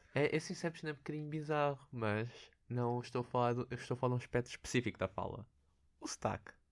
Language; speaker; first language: Portuguese; early bilingual, other home language; Russian